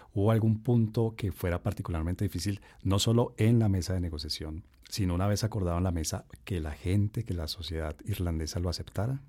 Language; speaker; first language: Spanish; native; Spanish